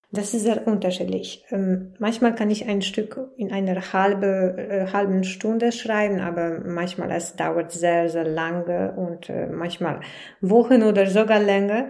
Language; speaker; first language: German; non-native, fluent; Polish